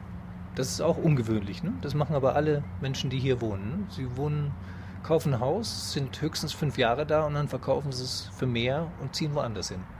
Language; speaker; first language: German; native; German